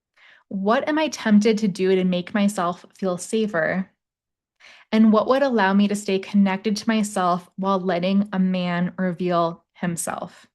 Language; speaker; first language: English; native; English